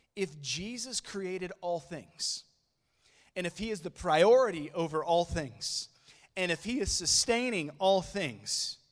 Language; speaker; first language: English; native; English